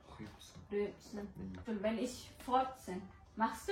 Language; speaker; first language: German; non-native, learner; Indonesian